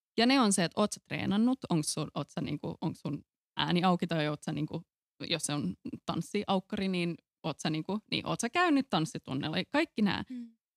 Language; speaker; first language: Finnish; non-native, local second language; Swedish